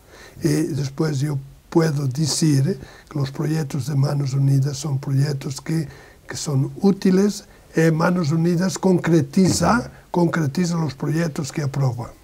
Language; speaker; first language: Spanish; non-native, learner; Portuguese